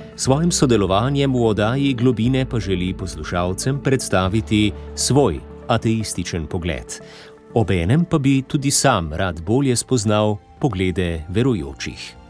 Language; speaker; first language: Slovenian; native; Slovenian